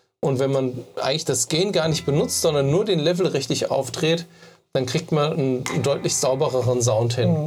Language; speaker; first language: German; native; German